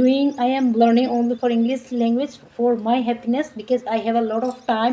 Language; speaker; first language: English; non-native, learner; Marwari